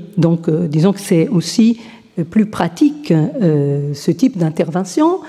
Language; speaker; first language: French; non-native, fluent; Italian